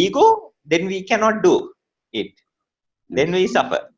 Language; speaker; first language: English; non-native, local second language; Sinhala